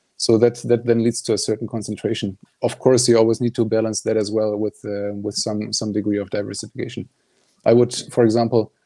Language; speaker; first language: English; non-native, fluent; German